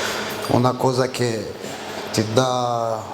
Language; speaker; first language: Italian; non-native, fluent; Romanian